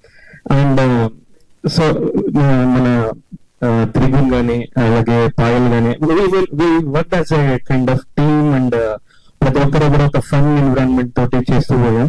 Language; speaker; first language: Telugu; native; Telugu